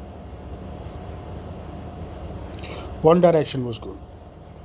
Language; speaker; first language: English; non-native, local second language; Hindi